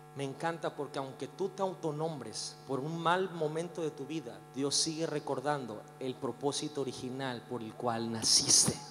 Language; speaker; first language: Spanish; native; Spanish